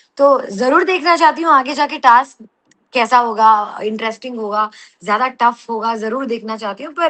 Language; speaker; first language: Hindi; non-native, local second language; Telugu